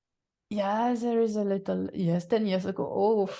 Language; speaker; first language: English; non-native, fluent; French